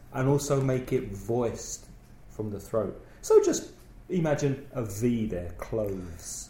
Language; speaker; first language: English; native; English